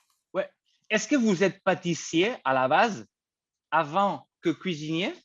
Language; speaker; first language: French; non-native, fluent; Spanish